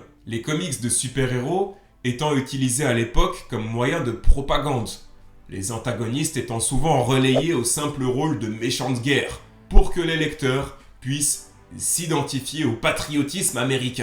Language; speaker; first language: French; native; French